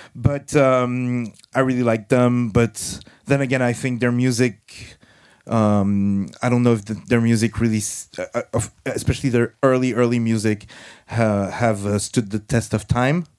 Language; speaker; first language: English; non-native, fluent; French